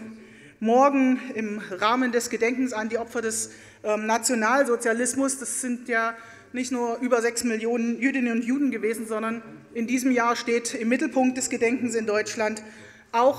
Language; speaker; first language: German; native; German